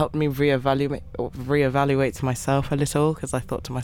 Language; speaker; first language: English; native; English